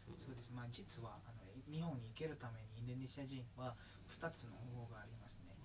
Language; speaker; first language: Japanese; non-native, fluent; Indonesian